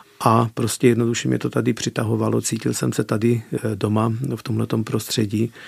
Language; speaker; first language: Czech; early bilingual, heritage; Czech